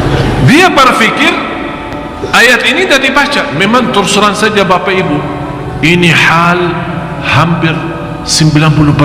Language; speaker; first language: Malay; non-native, fluent; Arabic